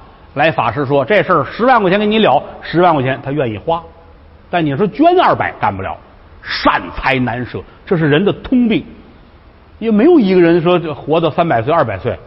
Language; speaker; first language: Chinese; native; Chinese